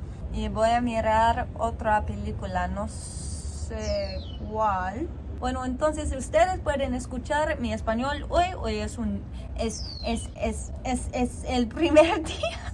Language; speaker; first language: Spanish; non-native, learner; English